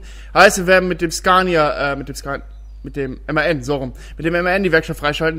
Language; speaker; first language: German; native; German